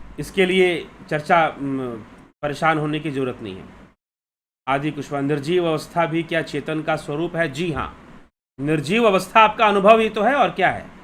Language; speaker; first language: Hindi; native; Hindi